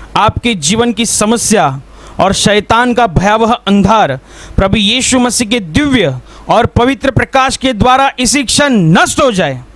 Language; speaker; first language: Hindi; non-native, local second language; Marathi